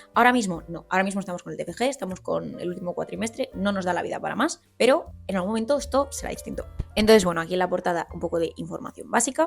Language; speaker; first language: Spanish; native; Spanish